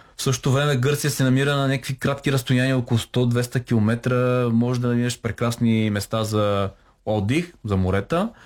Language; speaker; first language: Bulgarian; native; Bulgarian